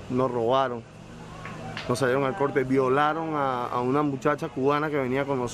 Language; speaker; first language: Spanish; native; Spanish